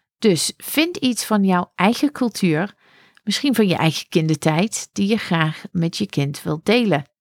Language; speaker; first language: Dutch; non-native, fluent; English